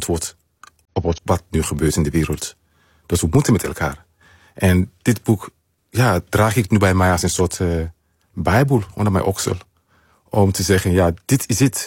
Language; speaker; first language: Dutch; non-native, fluent; Mandingo